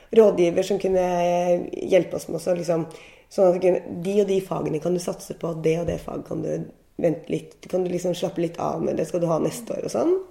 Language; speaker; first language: Norwegian; native; Norwegian